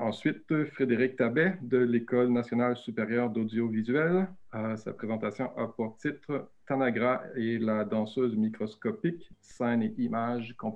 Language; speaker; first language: French; native; French